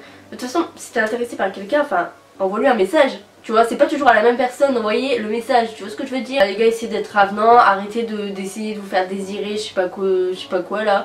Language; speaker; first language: French; native; French